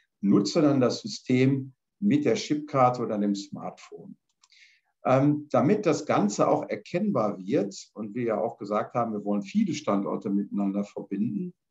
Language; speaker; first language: German; native; German